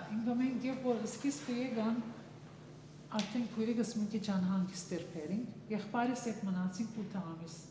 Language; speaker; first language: Armenian; early bilingual, heritage; Armenian